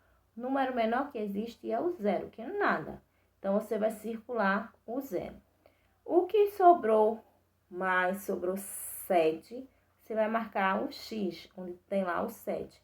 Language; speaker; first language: Portuguese; native; Portuguese